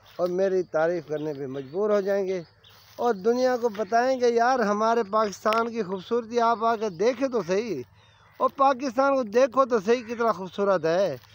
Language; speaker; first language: Urdu; non-native, local second language; Saraiki